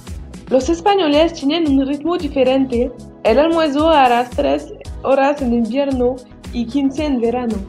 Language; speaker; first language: Spanish; non-native, learner; French